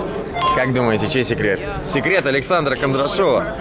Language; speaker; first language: Russian; native; Russian